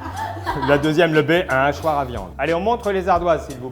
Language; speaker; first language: French; native; French